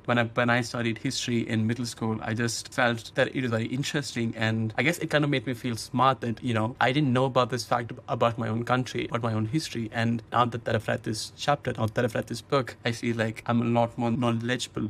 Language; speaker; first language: English; non-native, local second language; Hindi